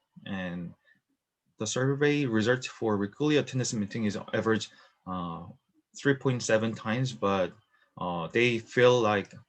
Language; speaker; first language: English; non-native, learner; Korean